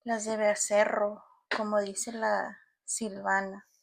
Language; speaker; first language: Spanish; early bilingual, heritage; Spanish